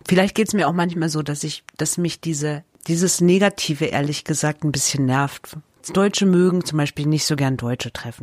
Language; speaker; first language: German; native; German